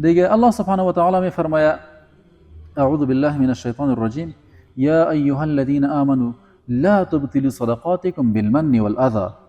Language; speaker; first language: Persian; native; Persian